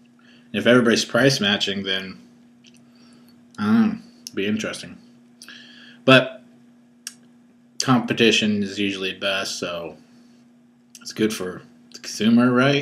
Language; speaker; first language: English; native; English